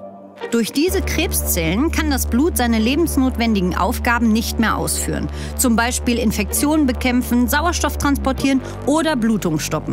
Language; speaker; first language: German; native; German